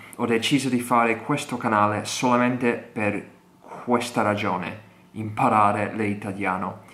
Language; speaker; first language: Italian; non-native, learner; English